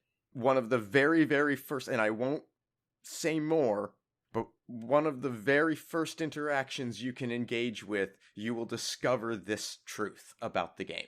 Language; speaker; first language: English; native; English